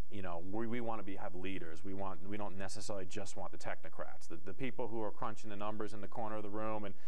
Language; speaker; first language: English; native; English